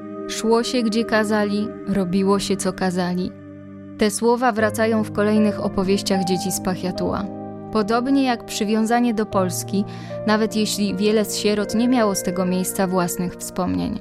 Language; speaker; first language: Polish; native; Polish